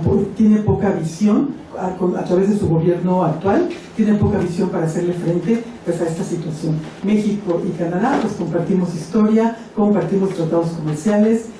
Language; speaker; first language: Spanish; native; Spanish